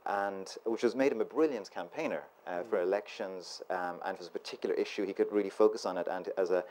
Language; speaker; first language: English; native; English